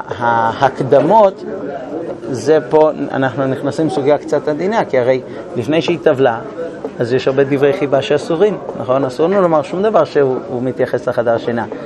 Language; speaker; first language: Hebrew; non-native, fluent; English